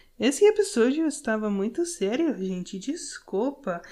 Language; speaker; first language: Portuguese; non-native, learner; English